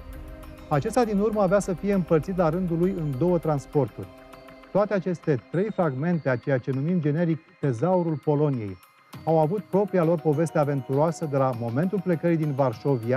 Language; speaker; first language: Romanian; native; Romanian